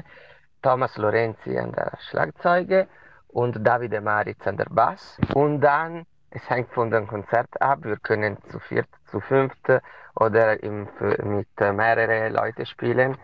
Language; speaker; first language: German; non-native, local second language; Italian